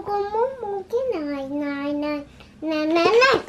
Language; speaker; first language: Vietnamese; early bilingual, heritage; Vietnamese